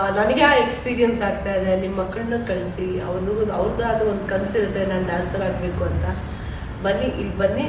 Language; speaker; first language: Kannada; non-native, fluent; Nepali